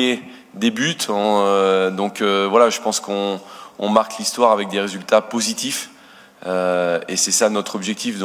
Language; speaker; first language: French; native; French